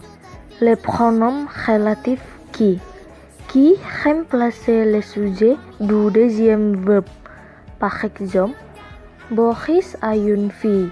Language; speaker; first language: French; non-native, learner; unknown